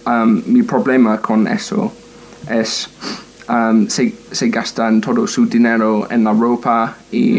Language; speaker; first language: Spanish; non-native, learner; English